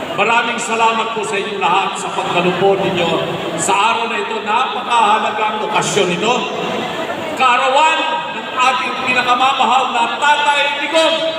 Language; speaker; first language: Filipino; non-native, local second language; Iloko